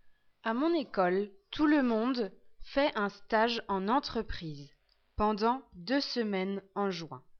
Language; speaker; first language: French; non-native, learner; English